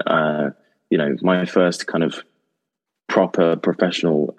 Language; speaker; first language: English; native; English